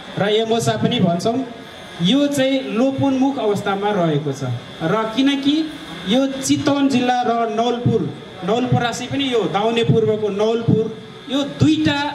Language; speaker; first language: Nepali; non-native, local second language; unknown